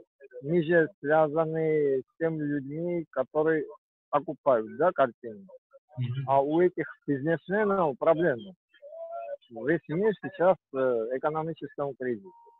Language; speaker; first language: Russian; non-native, fluent; Georgian